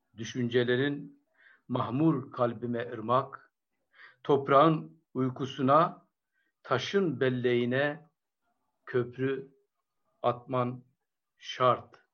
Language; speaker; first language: Turkish; non-native, local second language; Kurdish